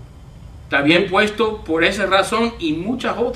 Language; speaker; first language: Spanish; non-native, fluent; English